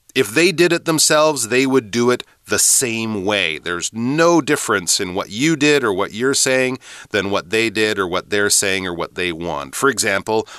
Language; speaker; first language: English; native; English